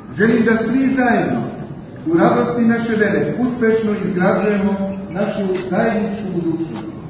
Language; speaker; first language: Croatian; native; Croatian